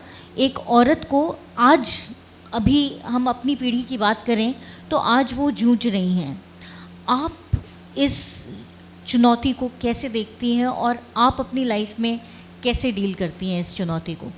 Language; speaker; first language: Hindi; native; Hindi